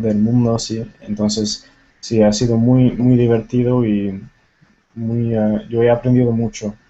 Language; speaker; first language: Spanish; non-native, fluent; Tamil